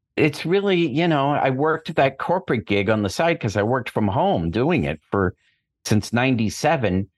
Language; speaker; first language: English; native; English